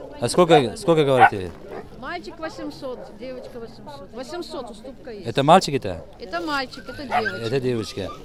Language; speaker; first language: Russian; non-native, local second language; Uzbek